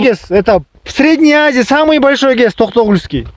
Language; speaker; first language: Russian; non-native, local second language; Kyrgyz